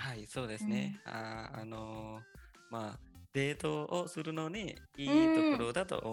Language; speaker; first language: Japanese; non-native, fluent; Indonesian